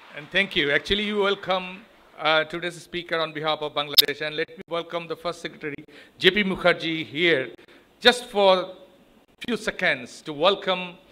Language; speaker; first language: English; non-native, local second language; Bangla